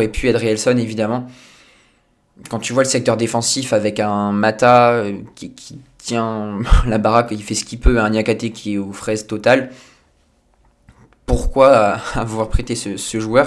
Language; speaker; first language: French; native; French